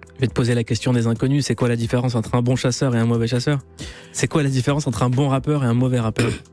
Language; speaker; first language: French; native; French